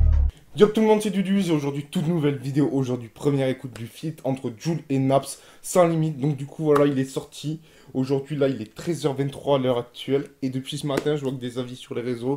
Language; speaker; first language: French; native; French